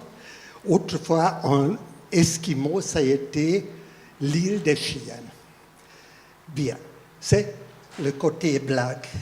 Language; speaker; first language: French; non-native, fluent; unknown